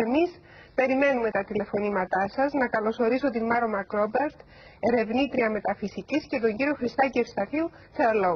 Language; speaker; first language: Greek; native; Greek